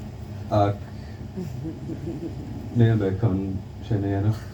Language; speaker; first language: Irish; non-native, local second language; English